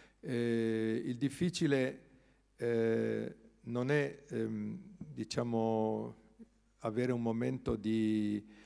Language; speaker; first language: Italian; native; Italian